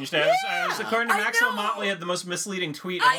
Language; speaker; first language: English; native; English